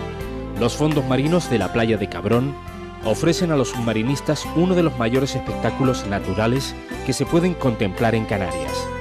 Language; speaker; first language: Spanish; native; Spanish